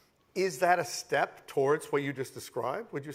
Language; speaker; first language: English; native; English